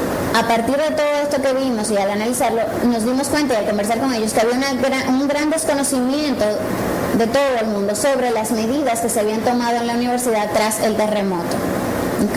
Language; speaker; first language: Spanish; native; Spanish